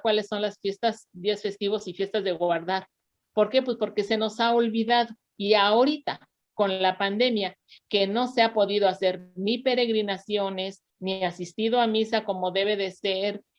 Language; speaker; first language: Spanish; native; Spanish